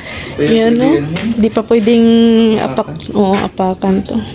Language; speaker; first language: Filipino; native; Filipino